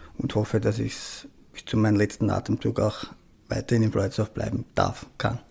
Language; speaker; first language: German; early bilingual, other home language; Croatian